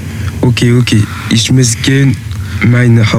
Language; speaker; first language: German; non-native, learner; French